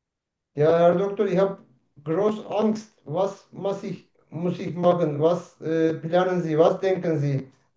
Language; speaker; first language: German; non-native, learner; Turkish